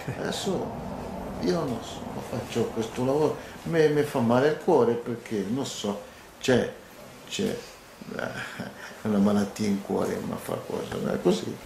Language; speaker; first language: Italian; non-native, learner; Portuguese